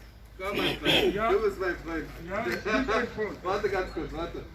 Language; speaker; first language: German; native; German